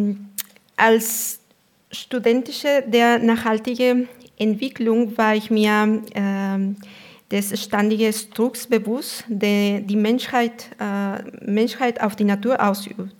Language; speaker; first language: German; non-native, fluent; Spanish